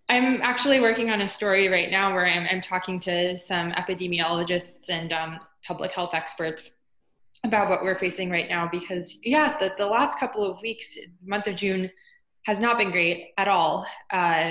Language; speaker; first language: English; native; English